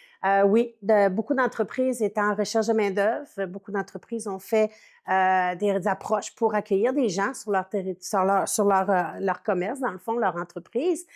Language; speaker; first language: French; native; French